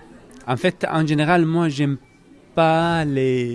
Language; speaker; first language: French; non-native, learner; Arabic